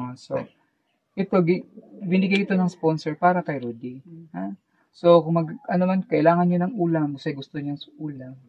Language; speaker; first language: Filipino; non-native, local second language; Cebuano